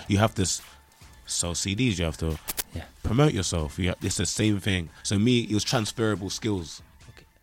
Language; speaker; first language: English; native; English